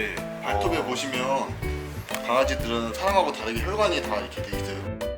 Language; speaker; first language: Korean; native; Korean